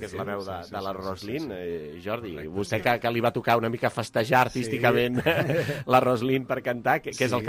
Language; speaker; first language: Catalan; native; Catalan